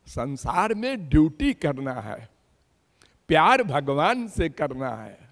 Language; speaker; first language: Hindi; native; Hindi